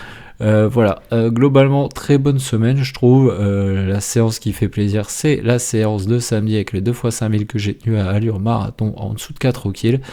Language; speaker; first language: French; native; French